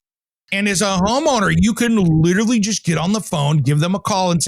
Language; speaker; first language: English; native; English